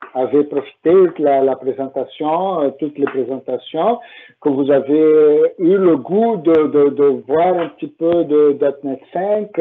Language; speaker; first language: French; non-native, fluent; Portuguese